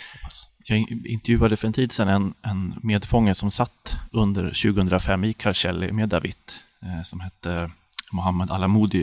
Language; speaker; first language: Swedish; native; Swedish